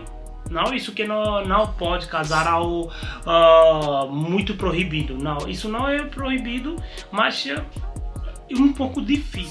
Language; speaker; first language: Portuguese; non-native, learner; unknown